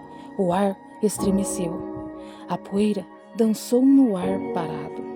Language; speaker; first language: Portuguese; native; Portuguese